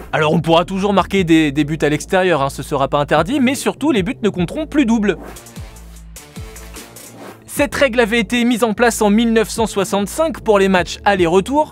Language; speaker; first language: French; native; French